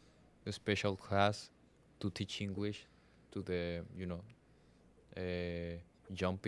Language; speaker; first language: English; non-native, learner; Spanish